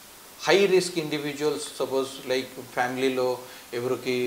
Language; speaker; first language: Telugu; non-native, fluent; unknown